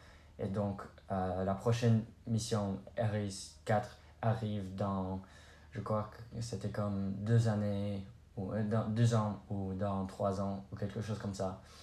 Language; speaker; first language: French; non-native, learner; English